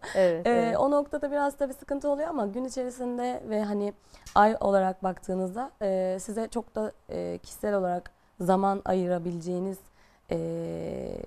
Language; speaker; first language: Turkish; native; Turkish